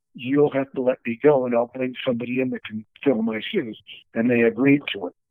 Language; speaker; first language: English; native; English